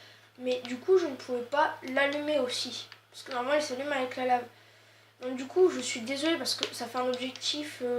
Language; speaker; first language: French; native; French